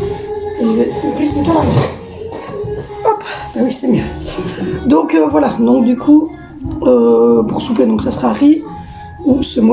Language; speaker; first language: French; native; French